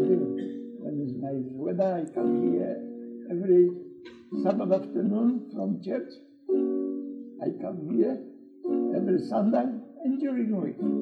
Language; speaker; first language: English; non-native, fluent; Polish